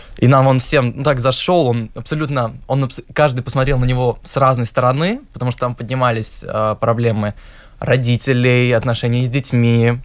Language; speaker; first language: Russian; native; Russian